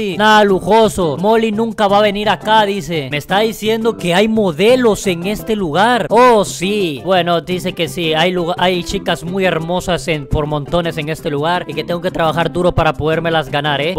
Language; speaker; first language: Spanish; native; Spanish